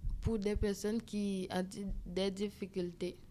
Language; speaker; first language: French; non-native, local second language; Haitian Creole